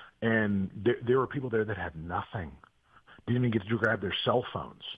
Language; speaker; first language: English; native; English